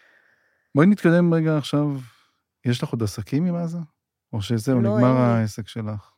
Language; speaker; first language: Hebrew; native; Hebrew